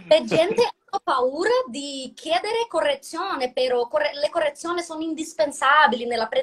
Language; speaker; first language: Italian; non-native, learner; Portuguese